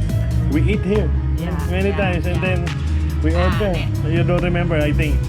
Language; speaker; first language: English; non-native, local second language; Filipino